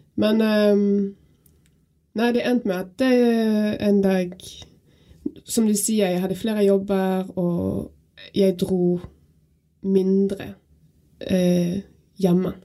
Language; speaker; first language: Norwegian; non-native, fluent; French